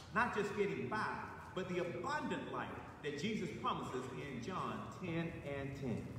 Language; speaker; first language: English; native; English